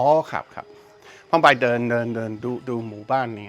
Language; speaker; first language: Thai; non-native, learner; English